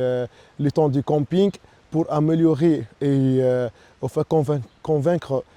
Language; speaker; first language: French; non-native, local second language; Arabic